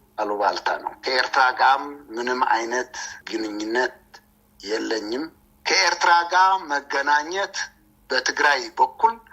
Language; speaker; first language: Amharic; non-native, local second language; Tigrinya